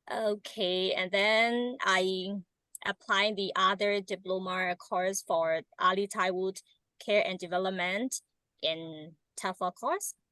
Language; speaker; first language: English; non-native, learner; Burmese